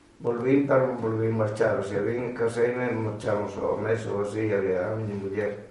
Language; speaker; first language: Galician; native; Galician